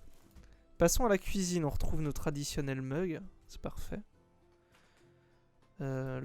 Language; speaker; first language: French; native; French